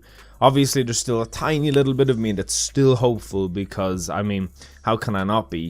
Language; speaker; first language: English; native; English